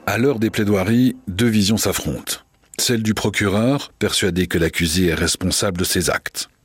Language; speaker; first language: French; native; French